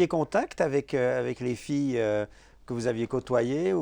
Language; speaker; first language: French; native; French